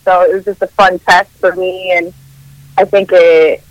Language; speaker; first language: English; early bilingual, other home language; Spanish